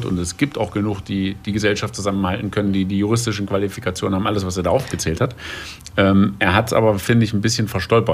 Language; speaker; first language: German; native; German